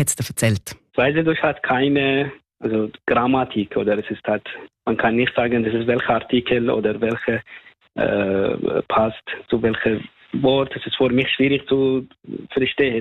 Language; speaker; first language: German; non-native, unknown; Persian